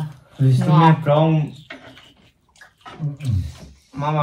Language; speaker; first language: German; early bilingual, other home language; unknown